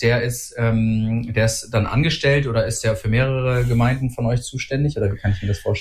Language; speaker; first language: German; native; German